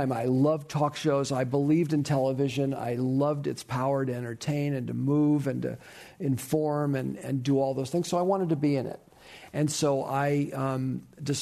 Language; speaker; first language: English; native; English